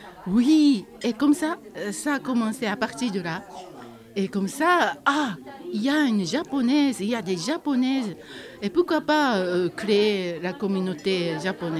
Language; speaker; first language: French; non-native, fluent; Japanese